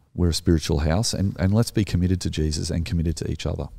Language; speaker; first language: English; native; English